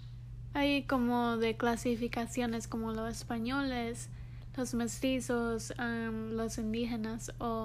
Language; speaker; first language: Spanish; early bilingual, heritage; English